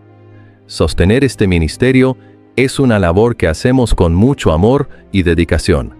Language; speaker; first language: Spanish; native; Spanish